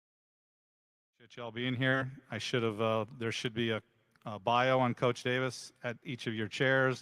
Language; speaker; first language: English; native; English